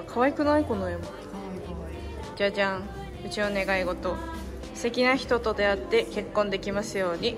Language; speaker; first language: Japanese; native; Japanese